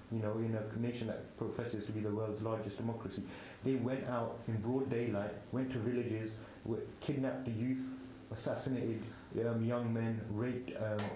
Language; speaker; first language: English; native; English